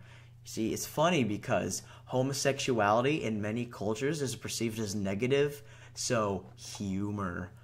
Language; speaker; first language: English; native; English